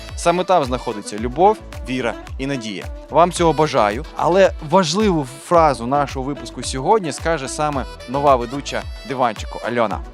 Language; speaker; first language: Ukrainian; native; Ukrainian